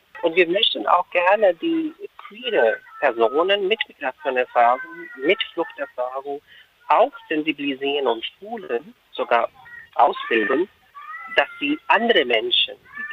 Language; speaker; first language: German; non-native, fluent; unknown